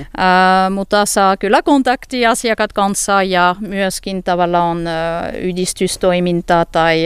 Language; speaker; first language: Finnish; non-native, learner; French